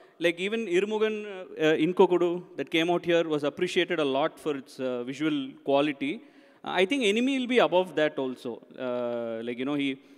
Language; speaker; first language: English; non-native, local second language; Tamil